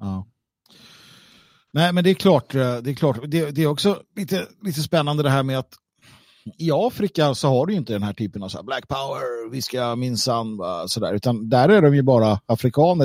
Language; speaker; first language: Swedish; native; Swedish